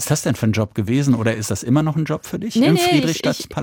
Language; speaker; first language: German; native; German